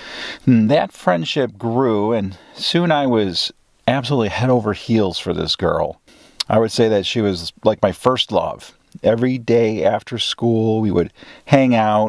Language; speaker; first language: English; native; English